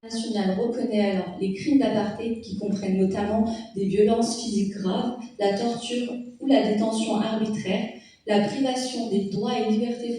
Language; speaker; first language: French; native; French